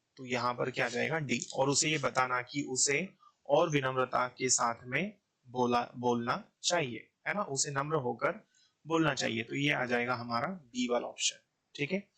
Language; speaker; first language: Hindi; native; Hindi